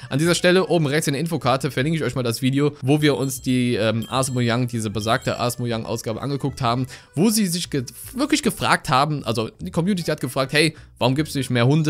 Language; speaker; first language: German; native; German